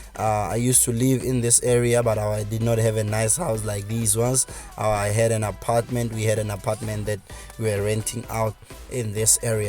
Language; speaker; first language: English; non-native, local second language; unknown